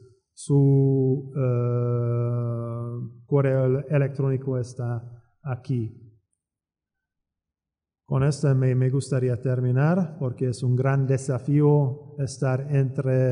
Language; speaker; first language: Spanish; non-native, fluent; Hungarian